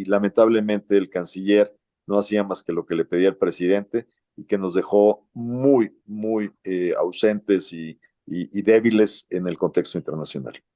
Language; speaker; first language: Spanish; native; Spanish